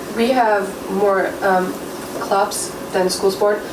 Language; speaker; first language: English; non-native, fluent; German